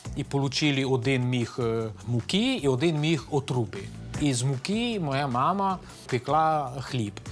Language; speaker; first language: Ukrainian; non-native, local second language; Hungarian